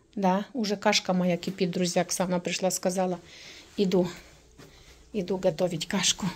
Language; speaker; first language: Russian; non-native, local second language; Ukrainian